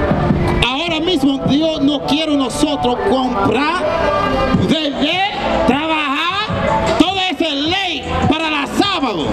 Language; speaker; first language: Spanish; non-native, learner; English